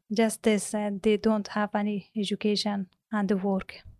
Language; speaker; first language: English; non-native, learner; Persian